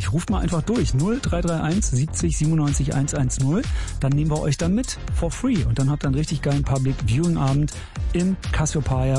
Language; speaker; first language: German; native; German